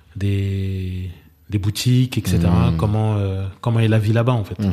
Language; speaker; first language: French; native; French